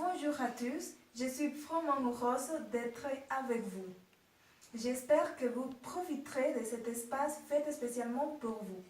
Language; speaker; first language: French; non-native, fluent; Spanish